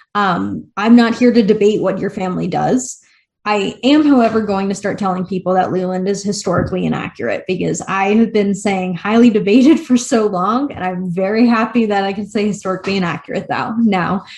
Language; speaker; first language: English; native; English